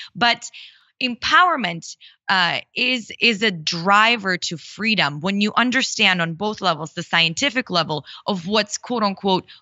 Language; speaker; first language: English; early bilingual, other home language; Russian